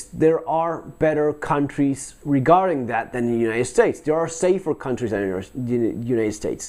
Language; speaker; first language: English; non-native, fluent; Spanish